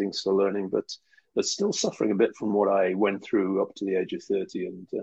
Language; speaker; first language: English; native; English